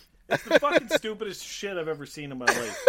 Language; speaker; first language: English; native; English